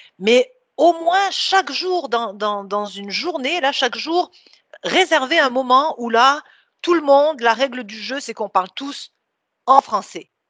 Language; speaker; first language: French; native; French